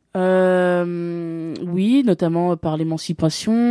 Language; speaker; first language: French; native; French